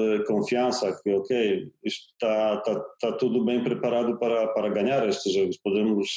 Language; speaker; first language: Portuguese; non-native, fluent; Polish